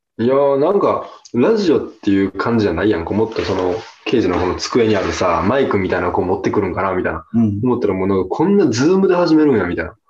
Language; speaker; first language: Japanese; native; Japanese